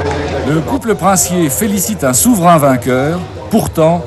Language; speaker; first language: French; native; French